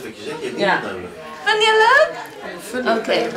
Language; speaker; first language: Dutch; non-native, learner; Chinese